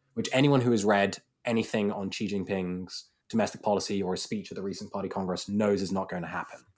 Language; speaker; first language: English; native; English